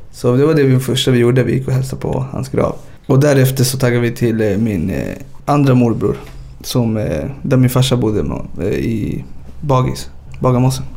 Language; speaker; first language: Swedish; early bilingual, other home language; Spanish